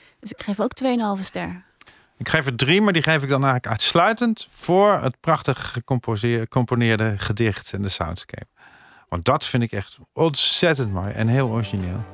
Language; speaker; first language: Dutch; native; Dutch